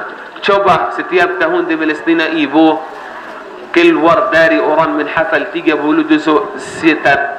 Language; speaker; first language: Indonesian; non-native, learner; Arabic